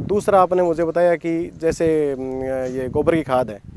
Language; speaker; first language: Hindi; native; Hindi